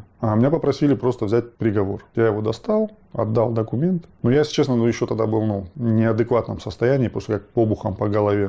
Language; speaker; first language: Russian; native; Russian